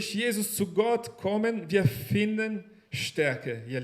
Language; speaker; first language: German; non-native, learner; Portuguese